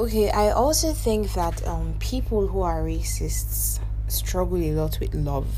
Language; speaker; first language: English; non-native, local second language; Yoruba